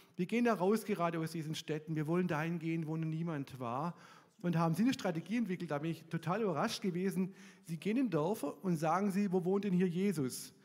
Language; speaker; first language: German; native; German